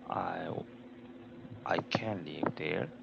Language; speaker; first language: English; non-native, learner; Korean